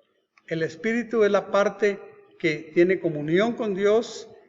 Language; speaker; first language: Spanish; native; Spanish